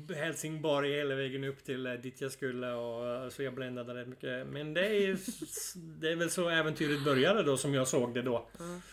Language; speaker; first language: Swedish; non-native, fluent; Dutch